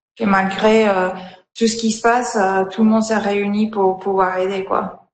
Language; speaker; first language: French; non-native, fluent; Spanish